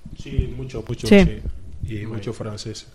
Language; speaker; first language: Spanish; non-native, fluent; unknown